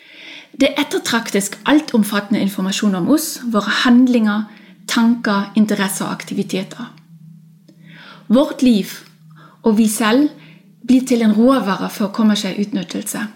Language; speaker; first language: Norwegian; non-native, fluent; German